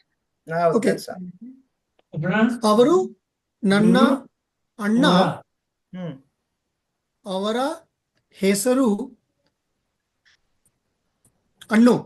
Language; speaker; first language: Kannada; non-native, learner; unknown